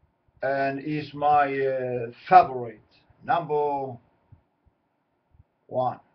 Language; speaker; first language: English; non-native, learner; Swedish